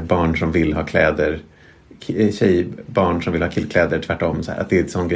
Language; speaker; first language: Swedish; native; Swedish